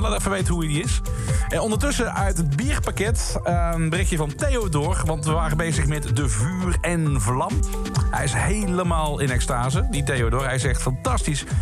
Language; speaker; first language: Dutch; native; Dutch